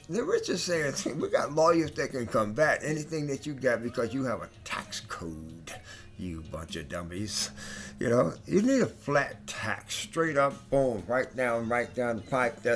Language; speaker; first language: English; native; English